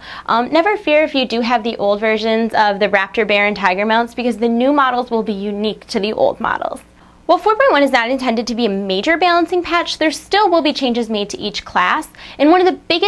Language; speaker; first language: English; native; English